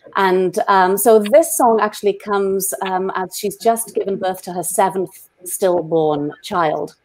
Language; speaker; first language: English; native; English